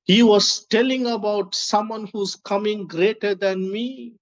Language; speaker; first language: English; non-native, local second language; Tamil